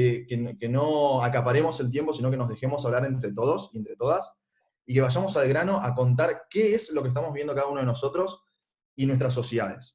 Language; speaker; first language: Spanish; native; Spanish